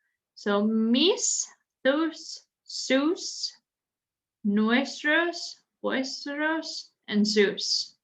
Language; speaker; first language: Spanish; non-native, fluent; English